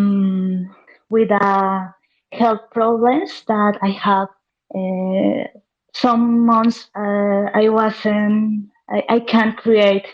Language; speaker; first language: English; non-native, learner; Spanish